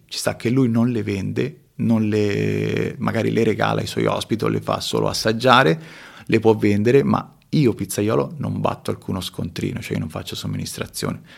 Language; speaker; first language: Italian; early bilingual, other home language; Spanish